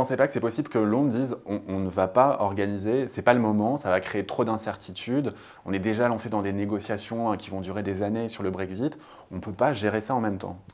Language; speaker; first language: French; native; French